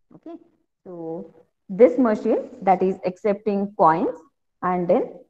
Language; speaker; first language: English; non-native, local second language; Marathi